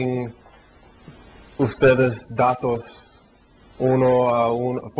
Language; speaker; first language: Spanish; early bilingual, heritage; Spanish